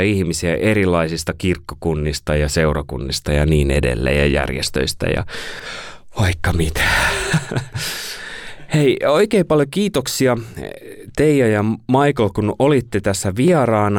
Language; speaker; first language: Finnish; native; Finnish